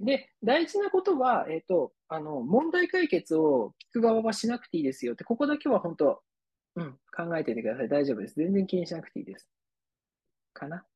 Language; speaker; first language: Japanese; native; Japanese